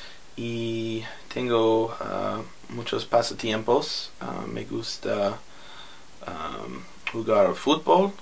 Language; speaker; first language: Spanish; non-native, learner; English